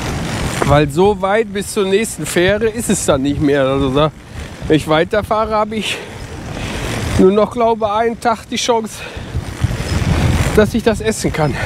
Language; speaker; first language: German; native; German